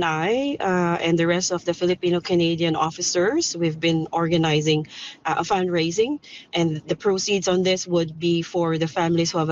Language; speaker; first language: English; non-native, local second language; Cebuano